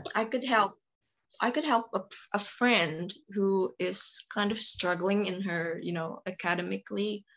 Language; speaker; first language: English; non-native, fluent; Indonesian